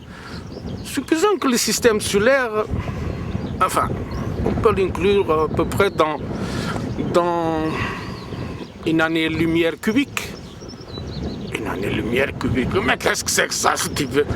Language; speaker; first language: French; non-native, fluent; Portuguese